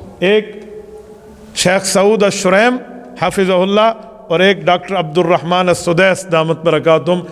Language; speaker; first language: Urdu; non-native, local second language; Saraiki